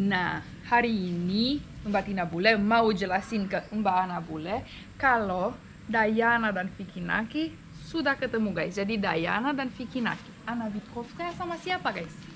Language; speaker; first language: Indonesian; non-native, fluent; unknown